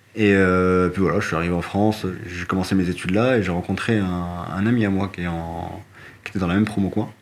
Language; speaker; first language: French; non-native, local second language; Arabic